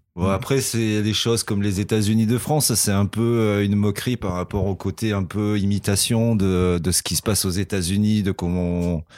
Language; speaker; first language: French; native; French